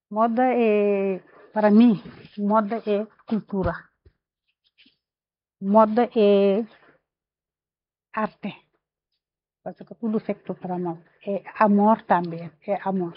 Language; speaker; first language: Portuguese; non-native, learner; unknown